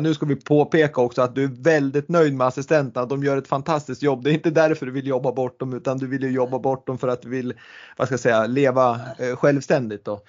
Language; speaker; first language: Swedish; native; Swedish